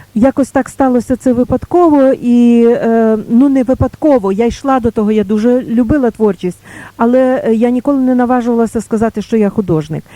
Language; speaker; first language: Ukrainian; native; Ukrainian